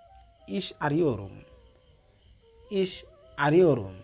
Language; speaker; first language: Turkish; non-native, learner; Bangla